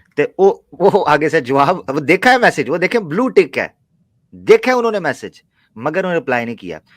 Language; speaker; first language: Urdu; non-native, local second language; Punjabi